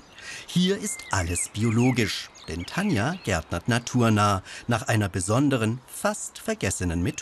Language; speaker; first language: German; native; German